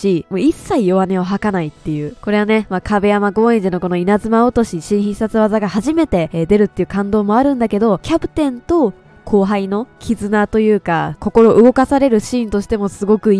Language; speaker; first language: Japanese; native; Japanese